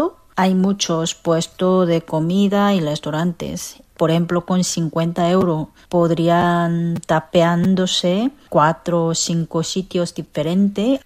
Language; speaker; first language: Spanish; non-native, fluent; Korean